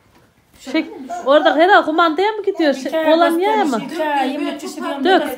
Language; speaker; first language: Turkish; native; Turkish